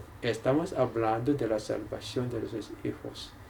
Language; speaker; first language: Spanish; non-native, learner; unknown